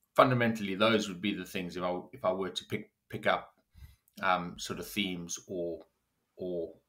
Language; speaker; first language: English; native; English